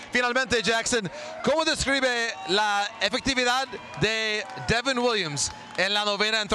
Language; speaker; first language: Spanish; non-native, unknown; English